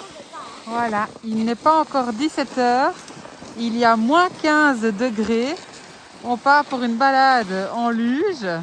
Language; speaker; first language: French; native; French